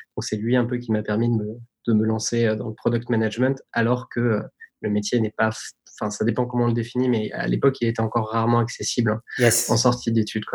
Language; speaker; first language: French; native; French